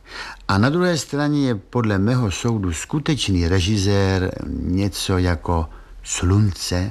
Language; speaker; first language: Czech; native; Czech